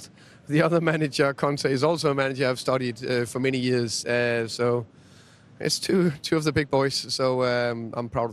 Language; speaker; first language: English; non-native, fluent; Danish